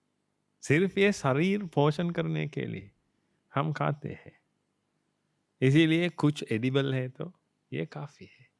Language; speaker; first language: Hindi; non-native, fluent; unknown